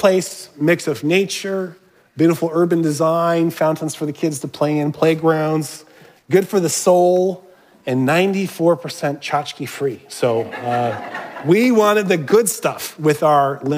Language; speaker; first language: English; native; English